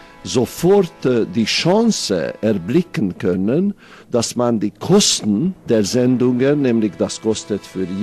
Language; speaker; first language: German; non-native, fluent; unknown